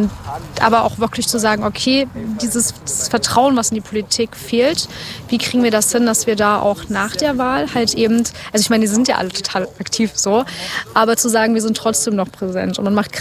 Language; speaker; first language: German; native; German